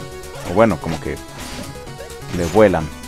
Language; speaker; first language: Spanish; native; Spanish